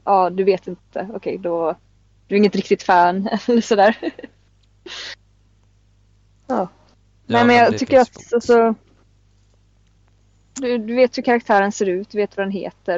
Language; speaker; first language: Swedish; native; Swedish